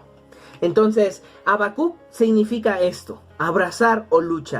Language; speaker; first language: Spanish; native; Spanish